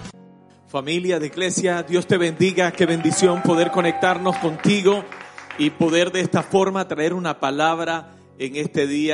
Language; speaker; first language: Spanish; native; Spanish